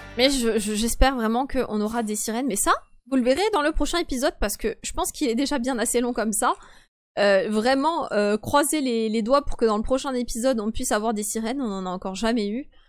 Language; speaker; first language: French; early bilingual, other home language; Polish